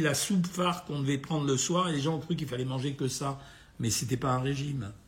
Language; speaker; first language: French; native; French